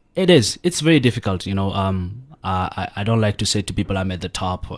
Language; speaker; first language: English; non-native, local second language; Southern Sotho